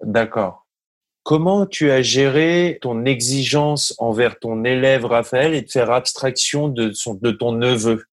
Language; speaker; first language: French; native; French